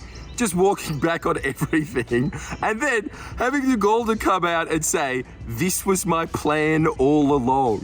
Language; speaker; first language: English; native; English